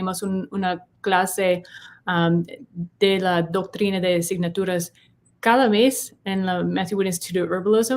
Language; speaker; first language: Spanish; non-native, learner; English